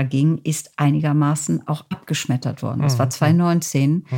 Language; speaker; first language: German; native; German